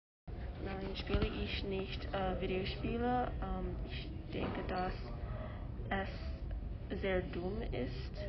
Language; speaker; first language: German; non-native, learner; English